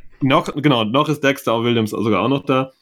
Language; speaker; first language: German; native; German